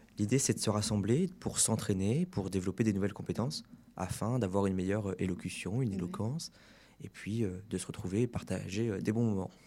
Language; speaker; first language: French; native; French